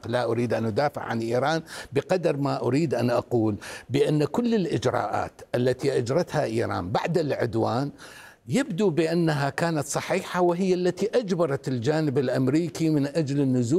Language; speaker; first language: Arabic; non-native, fluent; Persian